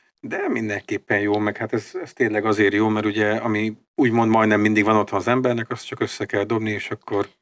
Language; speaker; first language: Hungarian; native; Hungarian